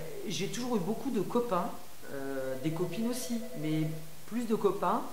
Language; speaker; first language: French; native; French